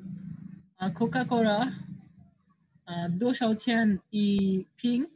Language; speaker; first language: Chinese; non-native, learner; Bangla